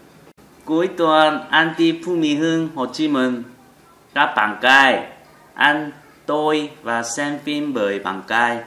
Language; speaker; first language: Vietnamese; non-native, learner; Korean